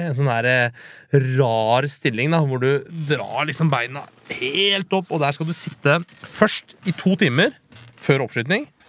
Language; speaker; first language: Norwegian; early bilingual, other home language; Persian